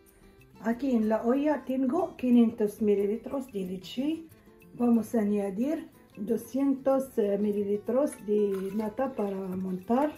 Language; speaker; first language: Spanish; non-native, fluent; Arabic